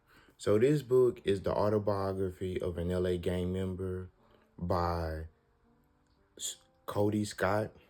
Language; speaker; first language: English; native; English